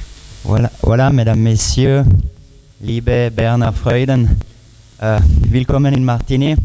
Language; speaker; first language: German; non-native, local second language; French